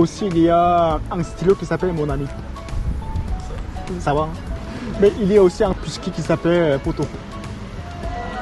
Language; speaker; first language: French; non-native, learner; Korean